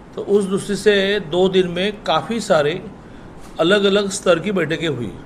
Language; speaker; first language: Hindi; non-native, local second language; Marathi